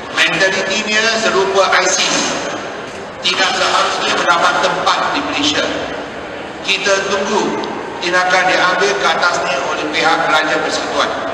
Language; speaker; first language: Malay; non-native, local second language; Chinese